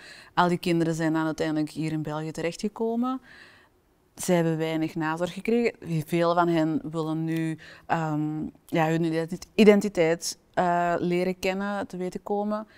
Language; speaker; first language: Dutch; native; Dutch